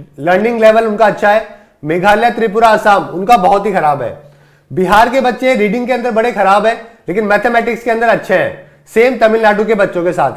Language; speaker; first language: Hindi; native; Hindi